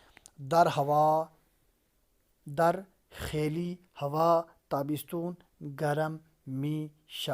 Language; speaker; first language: Persian; non-native, fluent; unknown